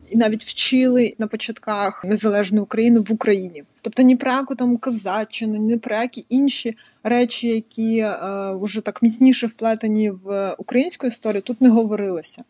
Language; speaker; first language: Ukrainian; non-native, local second language; Russian